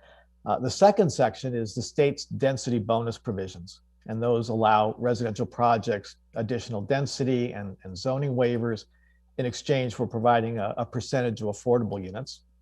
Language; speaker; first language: English; native; English